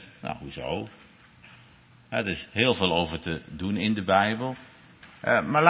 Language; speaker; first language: Dutch; native; Dutch